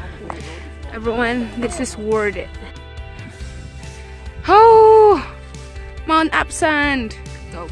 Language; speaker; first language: English; non-native, learner; Indonesian